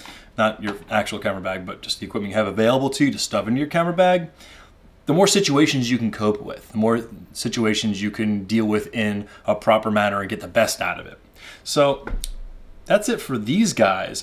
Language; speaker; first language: English; native; English